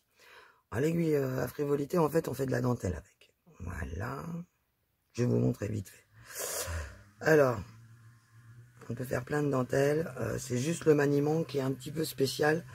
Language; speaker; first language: French; native; French